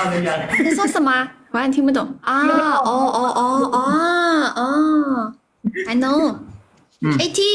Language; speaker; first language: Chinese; non-native, learner; Thai